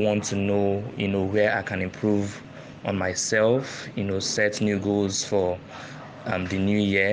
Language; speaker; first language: English; non-native, local second language; Igbo